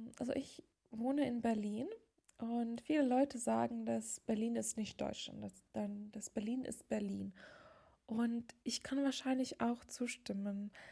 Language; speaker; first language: German; non-native, fluent; Lithuanian